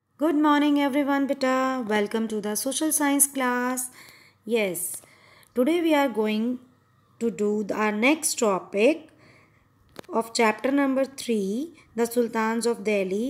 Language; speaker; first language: English; non-native, local second language; Hindi